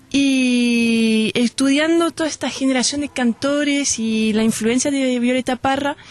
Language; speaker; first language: Spanish; non-native, fluent; French